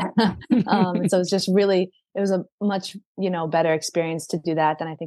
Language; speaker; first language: English; native; English